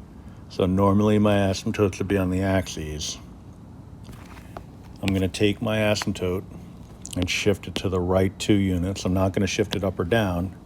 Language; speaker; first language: English; native; English